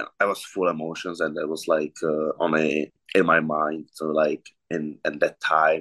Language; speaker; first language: English; non-native, learner; Czech